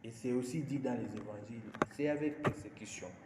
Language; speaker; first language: French; non-native, local second language; Swahili